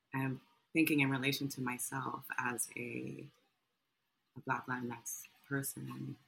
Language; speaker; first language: English; native; English